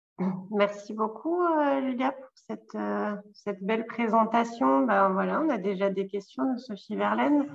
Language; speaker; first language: French; native; French